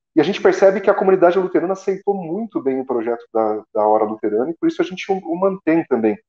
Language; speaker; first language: Portuguese; native; Portuguese